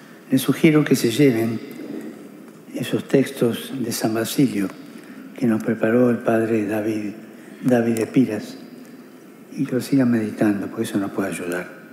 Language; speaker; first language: Spanish; early bilingual, other home language; Italian